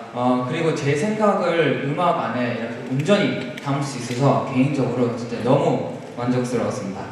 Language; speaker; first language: Korean; early bilingual, heritage; Korean